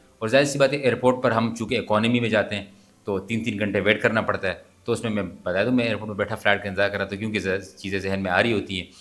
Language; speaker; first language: Urdu; non-native, local second language; Pashto